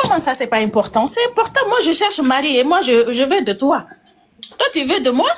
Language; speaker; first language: French; non-native, local second language; Fula